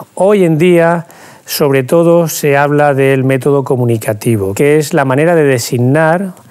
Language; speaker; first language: Spanish; native; Spanish